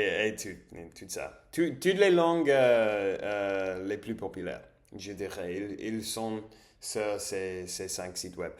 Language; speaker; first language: French; non-native, learner; English